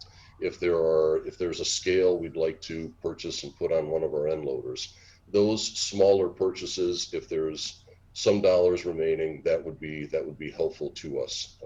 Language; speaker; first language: English; native; English